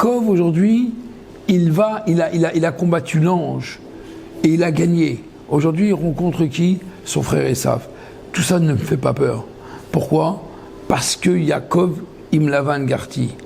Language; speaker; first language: French; native; French